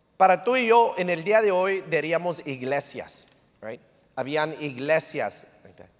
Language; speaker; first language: Spanish; early bilingual, heritage; English